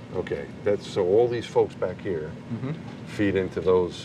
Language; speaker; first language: English; native; English